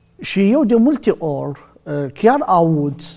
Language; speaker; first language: Romanian; non-native, learner; Arabic